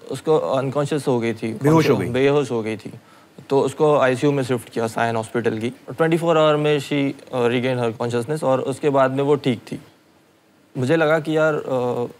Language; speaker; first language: Hindi; non-native, local second language; Marathi